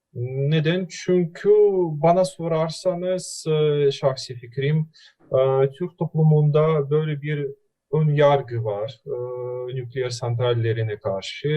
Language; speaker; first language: Turkish; non-native, fluent; Russian